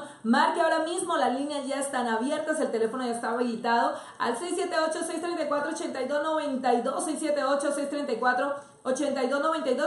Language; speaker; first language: Spanish; native; Spanish